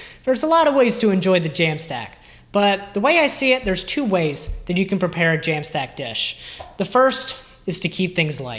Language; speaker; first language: English; native; English